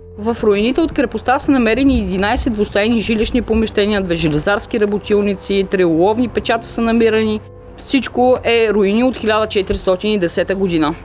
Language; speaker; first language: Bulgarian; native; Bulgarian